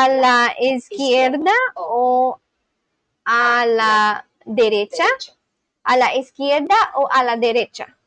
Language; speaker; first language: Spanish; non-native, learner; English